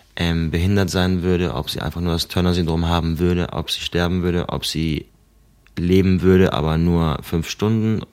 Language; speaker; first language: German; non-native, fluent; Spanish